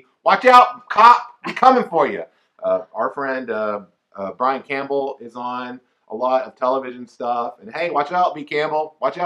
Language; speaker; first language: English; native; English